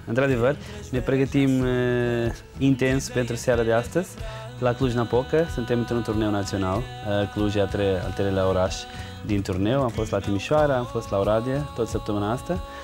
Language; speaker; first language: Romanian; non-native, fluent; Portuguese